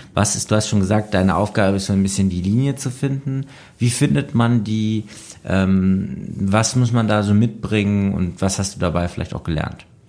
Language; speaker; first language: German; native; German